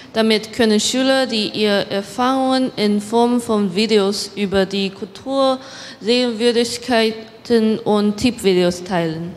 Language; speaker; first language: German; non-native, learner; Chinese